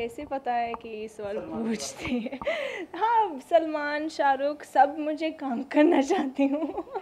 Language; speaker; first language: Hindi; non-native, learner; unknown